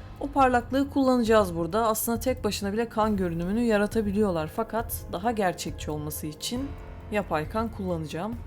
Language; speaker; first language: Turkish; native; Turkish